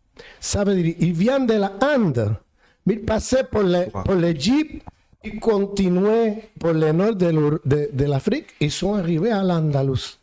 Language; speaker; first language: French; non-native, fluent; Spanish